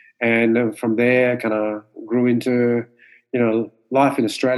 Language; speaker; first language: English; non-native, fluent; Morisyen